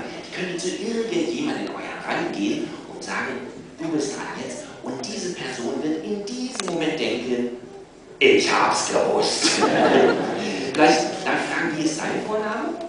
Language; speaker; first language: German; native; German